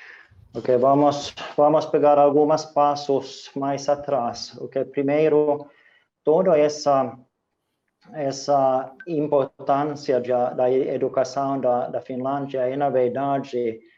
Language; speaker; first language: Portuguese; non-native, fluent; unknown